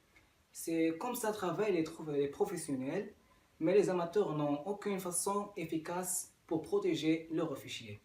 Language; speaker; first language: French; non-native, learner; Arabic